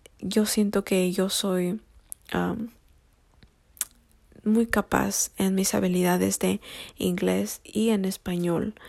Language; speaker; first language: Spanish; early bilingual, heritage; Spanish